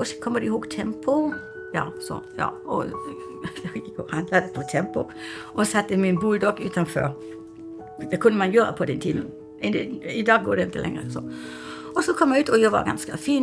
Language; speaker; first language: Swedish; non-native, fluent; German